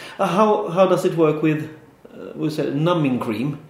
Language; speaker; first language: English; non-native, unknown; Swedish